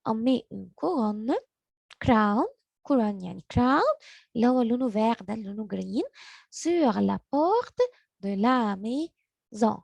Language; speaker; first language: French; non-native, learner; Arabic